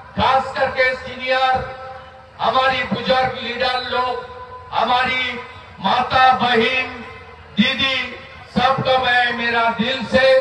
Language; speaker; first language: Hindi; non-native, local second language; Bangla